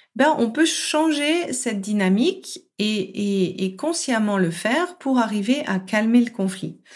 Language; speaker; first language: French; native; French